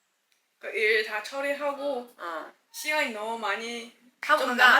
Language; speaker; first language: Korean; non-native, fluent; Chinese